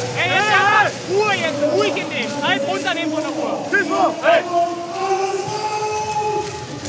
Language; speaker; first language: German; native; German